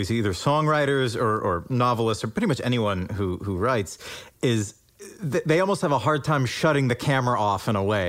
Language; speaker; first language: English; native; English